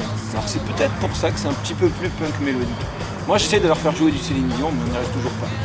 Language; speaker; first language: French; native; French